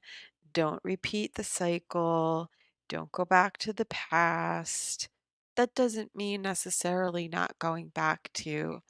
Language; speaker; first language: English; native; English